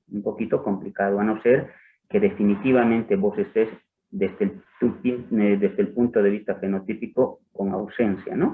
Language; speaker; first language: Spanish; native; Spanish